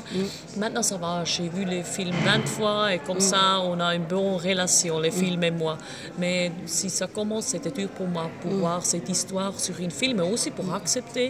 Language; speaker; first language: French; non-native, local second language; German